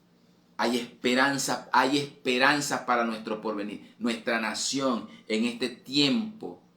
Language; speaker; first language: Spanish; native; Spanish